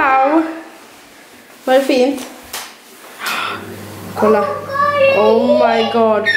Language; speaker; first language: Swedish; native; Swedish